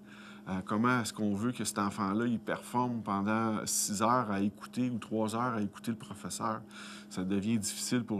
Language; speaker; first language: French; native; French